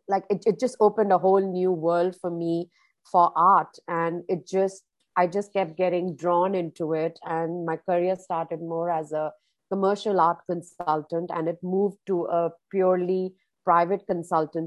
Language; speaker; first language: English; non-native, local second language; Hindi